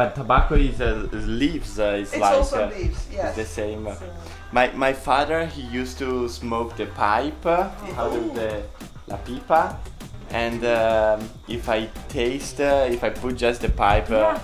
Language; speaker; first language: English; non-native, learner; Italian